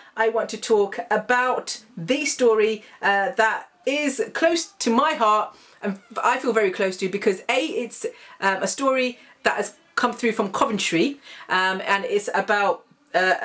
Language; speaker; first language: English; native; English